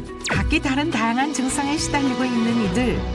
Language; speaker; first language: Korean; native; Korean